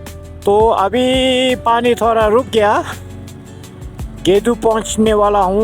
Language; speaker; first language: Hindi; non-native, fluent; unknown